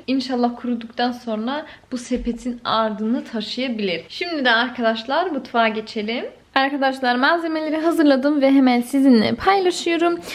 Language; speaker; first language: Turkish; early bilingual, heritage; Turkish